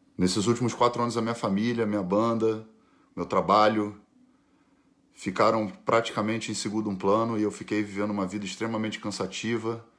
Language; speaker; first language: Portuguese; native; Portuguese